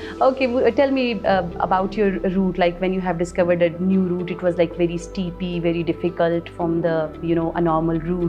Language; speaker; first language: English; non-native, fluent; Urdu